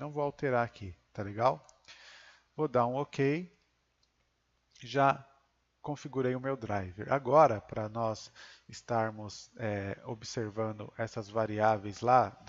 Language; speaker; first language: Portuguese; native; Portuguese